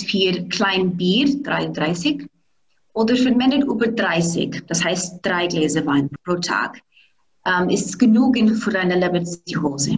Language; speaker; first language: German; non-native, fluent; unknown